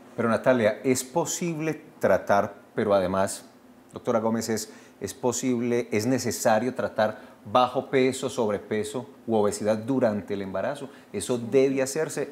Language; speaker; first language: Spanish; native; Spanish